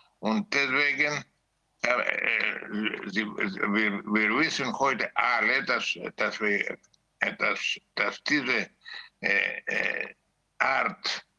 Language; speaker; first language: German; non-native, learner; Greek